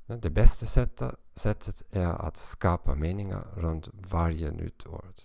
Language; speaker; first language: Swedish; non-native, fluent; German